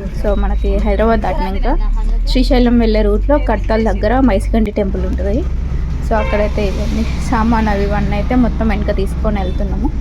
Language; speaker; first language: Telugu; non-native, local second language; Lambadi